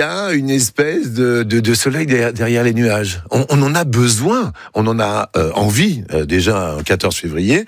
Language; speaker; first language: French; native; French